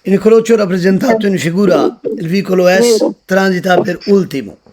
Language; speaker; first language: Italian; non-native, learner; Hindi